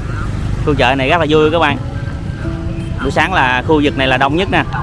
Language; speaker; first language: Vietnamese; native; Vietnamese